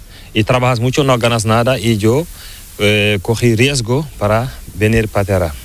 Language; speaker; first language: Spanish; non-native, learner; Fula